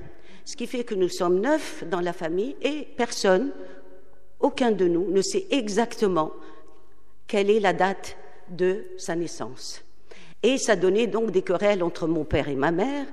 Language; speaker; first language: French; non-native, local second language; Arabic